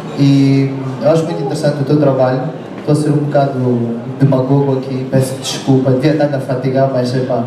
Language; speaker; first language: Portuguese; native; Portuguese